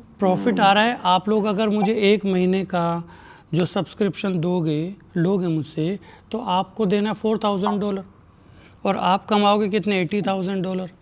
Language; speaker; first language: Hindi; native; Hindi